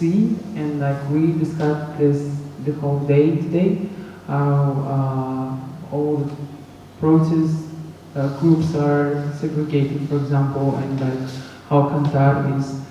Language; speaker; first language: English; non-native, fluent; Russian